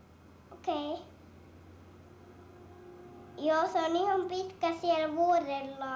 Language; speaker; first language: Finnish; early bilingual, heritage; English